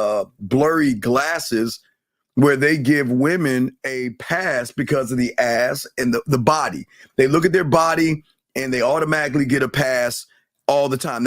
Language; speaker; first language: English; native; English